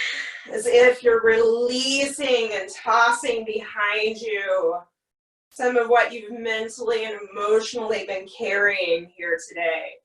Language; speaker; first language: English; native; English